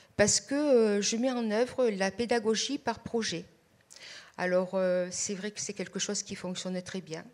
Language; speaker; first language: French; native; French